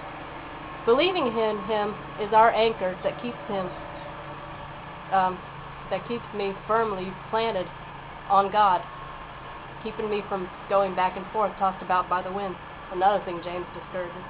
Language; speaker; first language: English; native; English